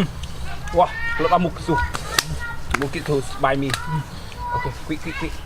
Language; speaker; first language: English; non-native, learner; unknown